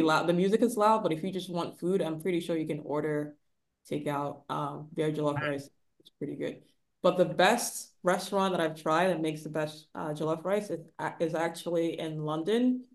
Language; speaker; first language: English; non-native, local second language; Igbo